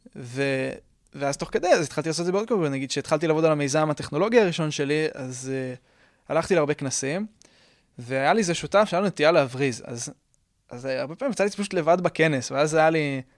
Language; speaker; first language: Hebrew; native; Hebrew